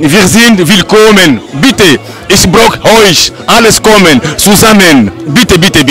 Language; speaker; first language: German; non-native, learner; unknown